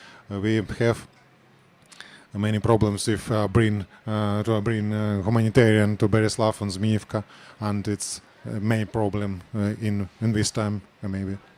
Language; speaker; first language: English; non-native, learner; Ukrainian